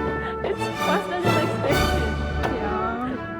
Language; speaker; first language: English; non-native, learner; Japanese